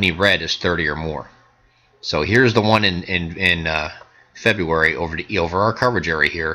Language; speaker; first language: English; native; English